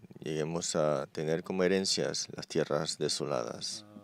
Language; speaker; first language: Spanish; non-native, learner; Korean